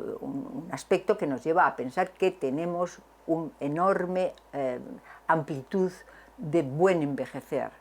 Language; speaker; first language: Spanish; native; Spanish